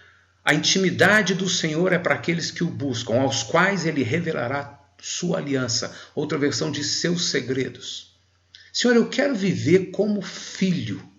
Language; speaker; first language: Portuguese; native; Portuguese